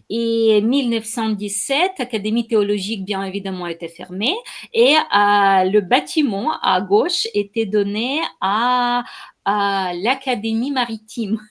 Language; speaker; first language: French; non-native, fluent; Ukrainian